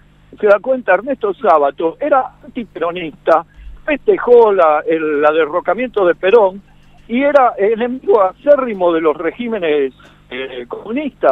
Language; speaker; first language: Spanish; native; Spanish